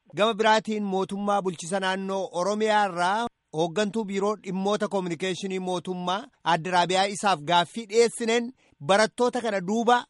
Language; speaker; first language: Oromo; native; Oromo